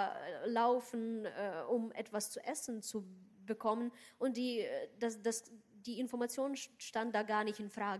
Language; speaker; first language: German; non-native, fluent; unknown